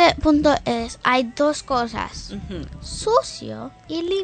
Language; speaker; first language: Spanish; early bilingual, heritage; Spanish